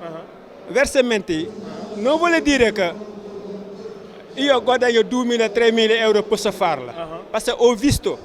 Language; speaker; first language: Italian; non-native, learner; Wolof